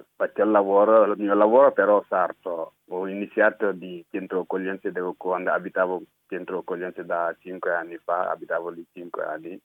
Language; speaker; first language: Italian; non-native, learner; Wolof